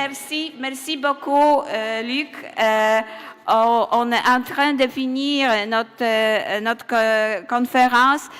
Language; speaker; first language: French; non-native, learner; Polish